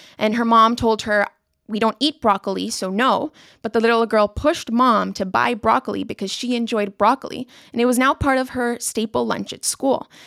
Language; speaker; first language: English; non-native, local second language; Spanish